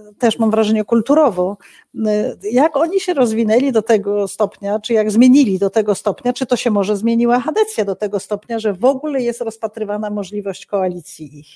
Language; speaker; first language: Polish; native; Polish